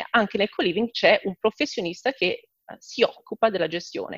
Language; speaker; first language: Italian; native; Italian